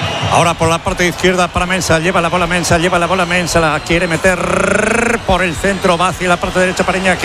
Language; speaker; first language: Spanish; native; Spanish